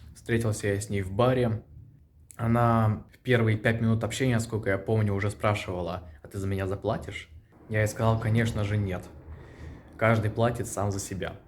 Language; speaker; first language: Russian; native; Russian